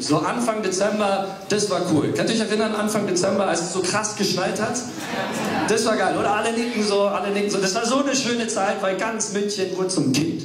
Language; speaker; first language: German; early bilingual, other home language; English